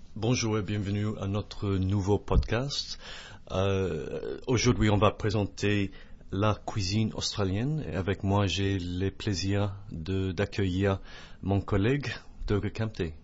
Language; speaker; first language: French; non-native, fluent; English